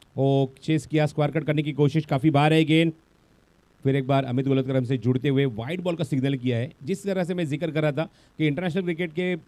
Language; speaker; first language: Hindi; non-native, local second language; Marathi